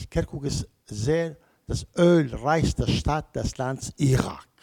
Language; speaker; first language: German; non-native, learner; Kurdish